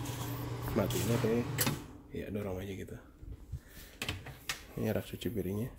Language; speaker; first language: Indonesian; native; Indonesian